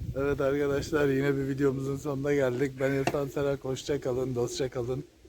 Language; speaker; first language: Turkish; native; Turkish